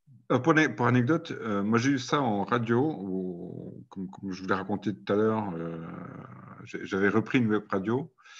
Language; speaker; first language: French; non-native, fluent; German